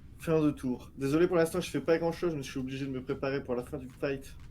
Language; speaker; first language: French; native; French